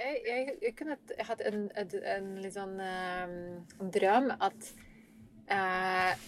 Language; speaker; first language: Norwegian; non-native, fluent; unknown